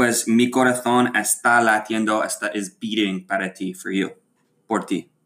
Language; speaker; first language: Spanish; non-native, learner; English